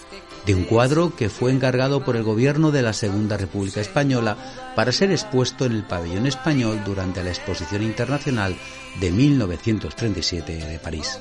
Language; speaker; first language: Spanish; native; Spanish